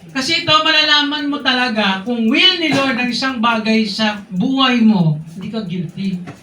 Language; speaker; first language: Filipino; non-native, local second language; Hiligaynon